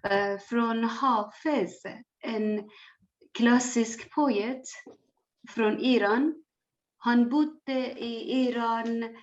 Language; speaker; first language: Swedish; non-native, learner; Persian